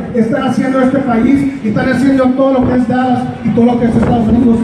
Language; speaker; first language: Spanish; early bilingual, heritage; Spanish